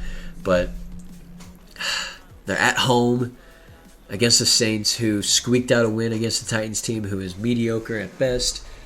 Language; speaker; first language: English; native; English